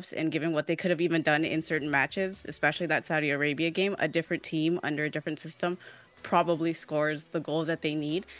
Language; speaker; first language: English; early bilingual, other home language; Spanish